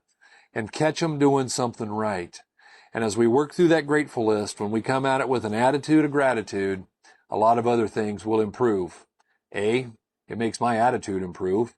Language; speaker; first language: English; native; English